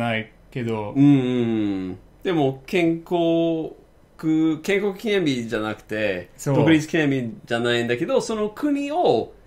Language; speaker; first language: Japanese; non-native, fluent; English